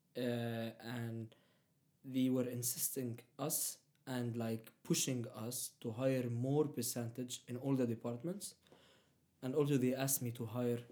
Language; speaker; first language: English; non-native, fluent; Arabic